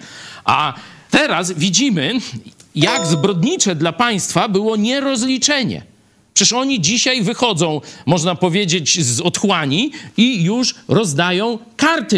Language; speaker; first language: Polish; native; Polish